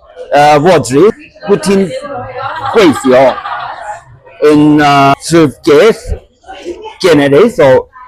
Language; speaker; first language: Welsh; non-native, learner; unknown